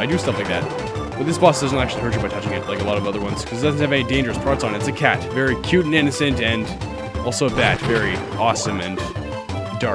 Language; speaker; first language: English; native; English